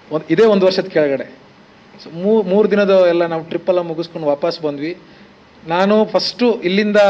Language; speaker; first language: Kannada; native; Kannada